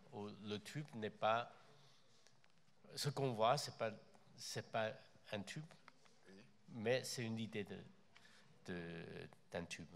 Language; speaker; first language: French; non-native, fluent; Chinese